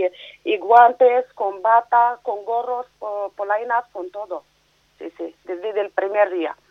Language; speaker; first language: Spanish; non-native, learner; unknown